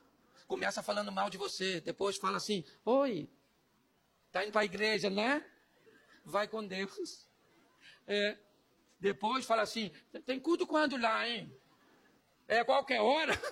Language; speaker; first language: Portuguese; native; Portuguese